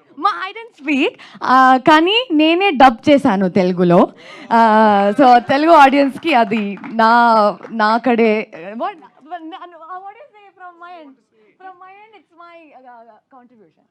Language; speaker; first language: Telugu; non-native, learner; Kannada